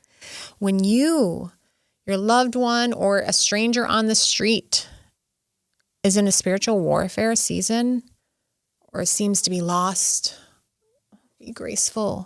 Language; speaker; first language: English; native; English